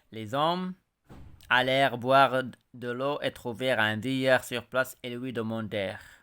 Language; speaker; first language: French; non-native, local second language; Arabic